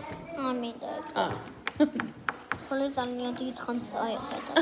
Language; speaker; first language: Georgian; early bilingual, heritage; Georgian